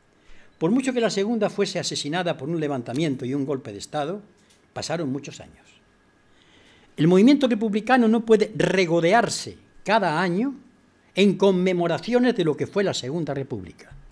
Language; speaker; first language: Spanish; native; Spanish